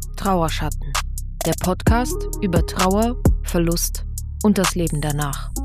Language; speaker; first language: German; native; German